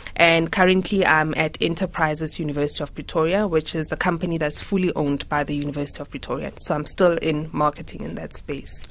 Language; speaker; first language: English; non-native, local second language; Tswana